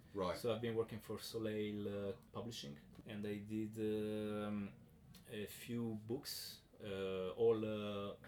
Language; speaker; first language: English; non-native, learner; Italian